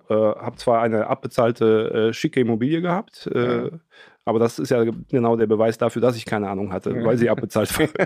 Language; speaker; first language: German; early bilingual, other home language; Polish